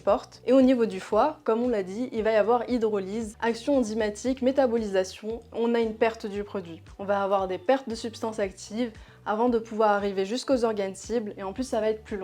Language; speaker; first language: French; native; French